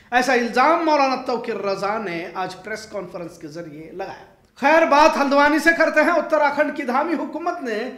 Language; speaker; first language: Hindi; non-native, local second language; Urdu